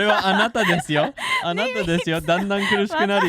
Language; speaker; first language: Japanese; non-native, fluent; English